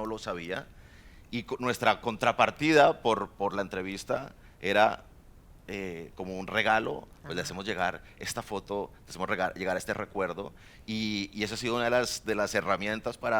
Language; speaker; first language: Spanish; native; Spanish